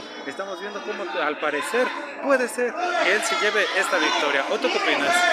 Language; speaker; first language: Spanish; native; Spanish